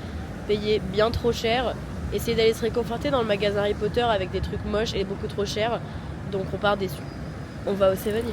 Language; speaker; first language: French; native; French